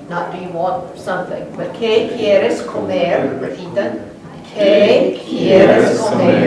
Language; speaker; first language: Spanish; non-native, fluent; English